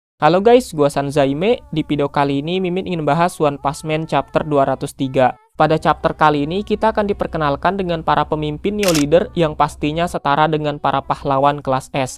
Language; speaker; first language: Indonesian; native; Indonesian